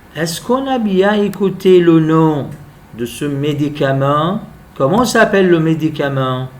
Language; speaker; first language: French; non-native, local second language; Arabic